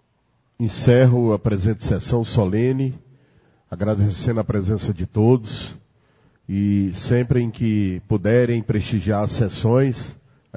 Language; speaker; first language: Portuguese; native; Portuguese